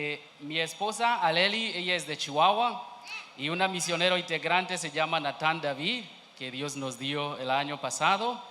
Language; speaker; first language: Spanish; non-native, learner; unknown